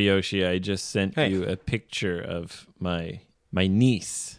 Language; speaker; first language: English; native; English